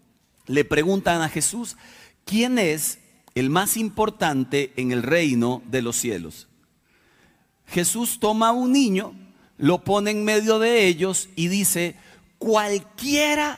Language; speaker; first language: Spanish; native; Spanish